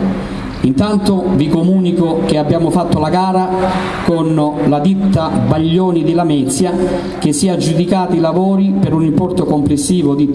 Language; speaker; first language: Italian; native; Italian